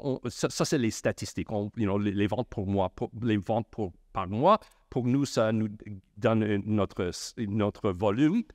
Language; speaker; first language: French; non-native, local second language; English